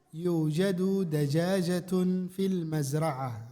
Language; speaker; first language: Arabic; non-native, fluent; Indonesian